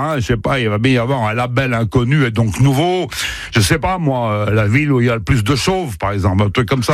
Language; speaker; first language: French; native; French